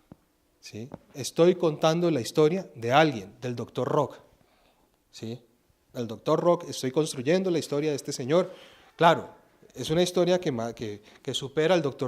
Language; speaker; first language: Spanish; native; Spanish